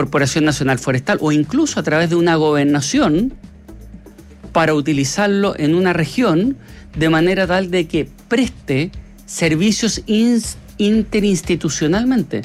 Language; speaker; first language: Spanish; native; Spanish